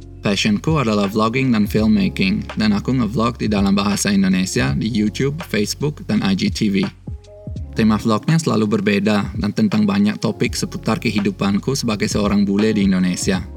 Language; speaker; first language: Indonesian; early bilingual, other home language; Swiss German